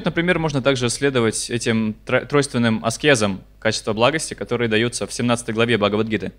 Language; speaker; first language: Russian; native; Russian